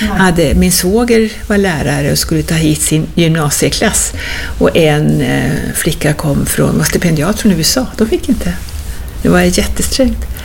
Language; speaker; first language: Swedish; native; Swedish